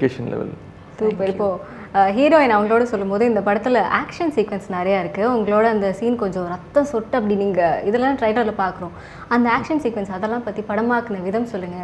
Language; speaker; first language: Tamil; native; Tamil